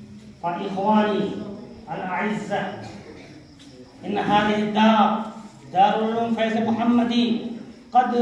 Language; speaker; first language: Arabic; non-native, fluent; Urdu